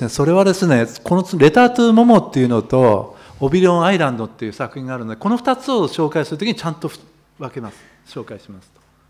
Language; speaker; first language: Japanese; native; Japanese